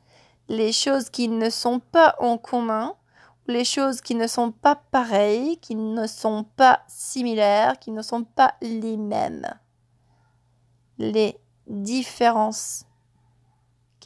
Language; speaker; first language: French; non-native, fluent; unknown